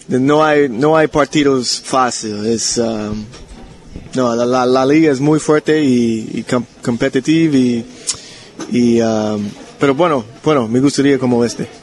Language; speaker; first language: Spanish; non-native, learner; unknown